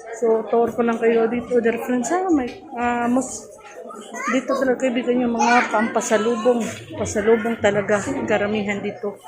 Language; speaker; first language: Filipino; non-native, local second language; Cebuano